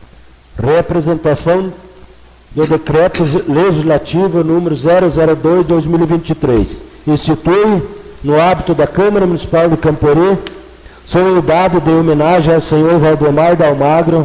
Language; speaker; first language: Portuguese; native; Portuguese